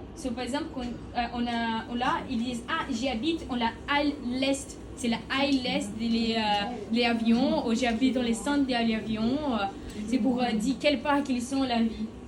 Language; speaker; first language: French; non-native, learner; Portuguese